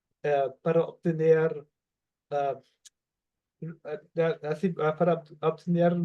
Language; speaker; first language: Spanish; non-native, learner; German